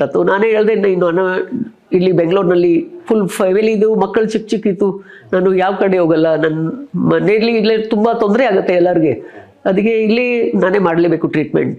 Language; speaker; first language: Kannada; non-native, local second language; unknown